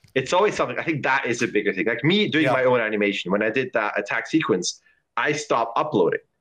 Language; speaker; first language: English; non-native, fluent; German